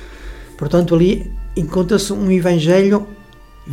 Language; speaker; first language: Portuguese; native; Portuguese